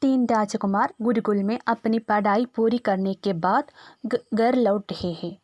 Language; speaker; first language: Hindi; non-native, local second language; Malayalam